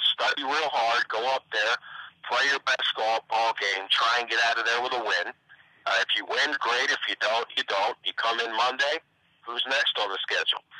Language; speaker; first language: English; native; English